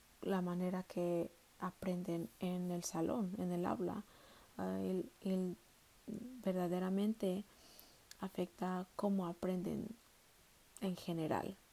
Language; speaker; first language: Spanish; early bilingual, heritage; Spanish